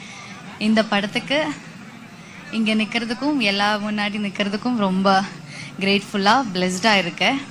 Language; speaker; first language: Tamil; non-native, learner; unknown